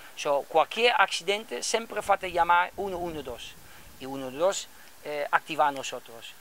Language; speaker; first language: Spanish; non-native, learner; Dutch